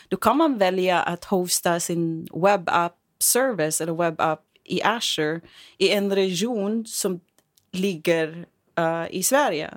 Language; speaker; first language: Swedish; non-native, fluent; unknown